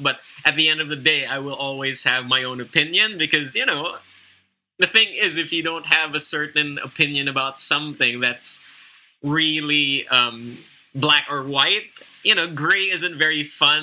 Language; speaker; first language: English; non-native, local second language; Filipino